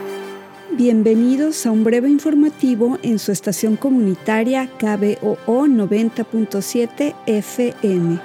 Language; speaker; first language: Spanish; native; Spanish